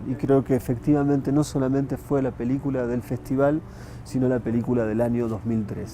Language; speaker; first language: Spanish; native; Spanish